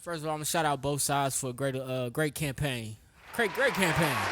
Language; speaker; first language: English; native; English